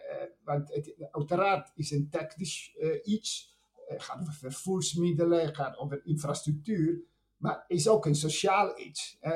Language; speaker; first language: Dutch; non-native, fluent; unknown